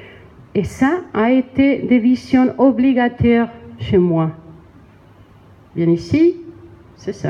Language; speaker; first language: French; non-native, learner; Spanish